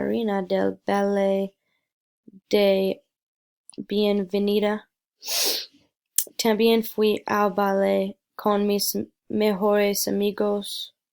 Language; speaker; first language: Spanish; non-native, learner; English